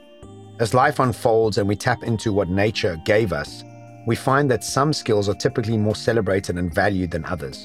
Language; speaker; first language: English; native; English